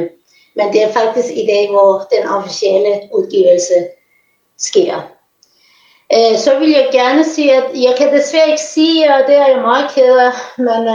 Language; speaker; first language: Danish; non-native, fluent; Persian